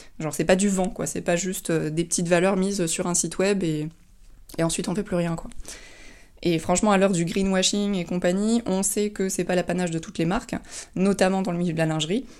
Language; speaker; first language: French; native; French